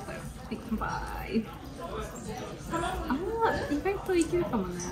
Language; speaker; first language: Japanese; non-native, fluent; Swedish